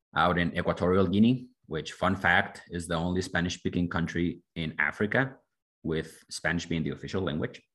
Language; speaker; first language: English; non-native, fluent; Spanish